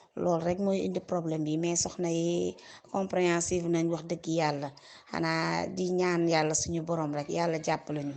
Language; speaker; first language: Wolof; native; Wolof